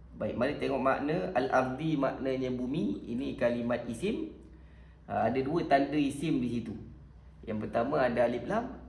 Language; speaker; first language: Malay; native; Malay